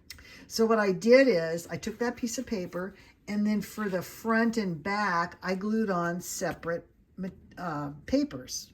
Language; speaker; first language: English; native; English